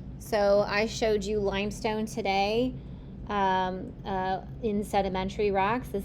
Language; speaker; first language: English; native; English